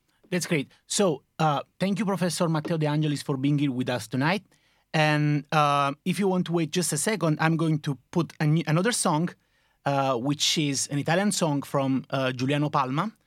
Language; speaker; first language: English; non-native, fluent; Italian